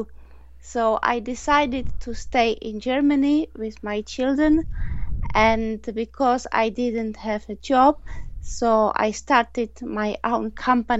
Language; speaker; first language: English; non-native, learner; Czech